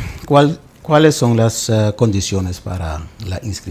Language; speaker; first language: Spanish; non-native, learner; Papiamento